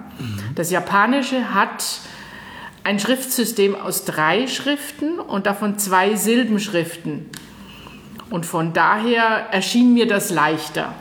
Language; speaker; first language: German; native; German